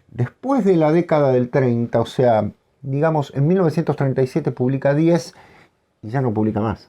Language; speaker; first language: Spanish; native; Spanish